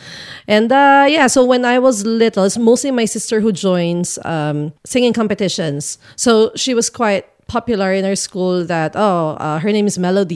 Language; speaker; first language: English; non-native, local second language; Filipino